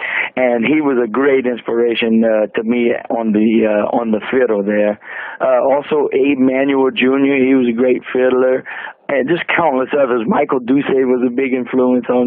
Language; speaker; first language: English; native; English